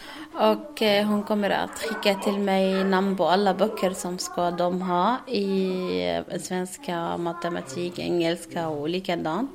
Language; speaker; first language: Swedish; non-native, learner; Arabic